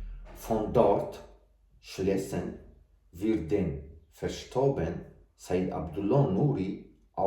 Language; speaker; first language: German; non-native, learner; Tajik